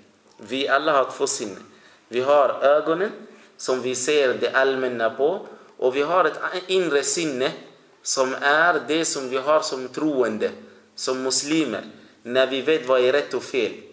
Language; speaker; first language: Swedish; early bilingual, other home language; Arabic